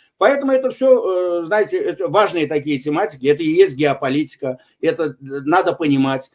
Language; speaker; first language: Russian; non-native, local second language; Azerbaijani